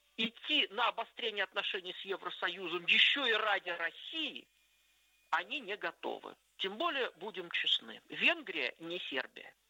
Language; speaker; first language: Russian; native; Russian